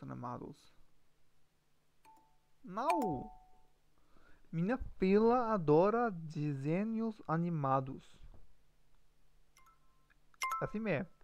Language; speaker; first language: Portuguese; non-native, learner; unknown